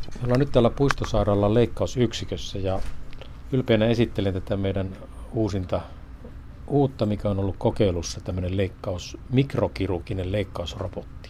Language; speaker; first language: Finnish; native; Finnish